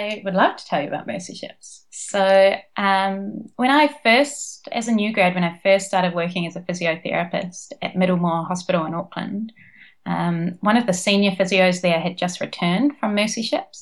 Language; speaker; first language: English; native; English